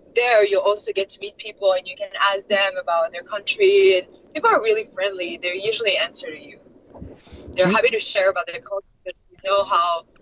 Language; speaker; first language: English; non-native, fluent; French